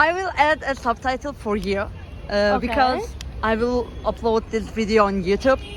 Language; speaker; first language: English; non-native, local second language; Turkish